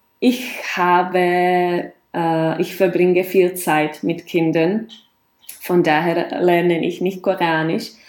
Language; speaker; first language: German; non-native, fluent; Czech